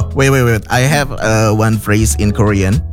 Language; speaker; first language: English; non-native, fluent; Indonesian